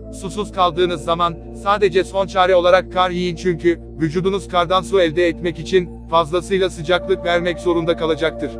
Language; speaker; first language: Turkish; native; Turkish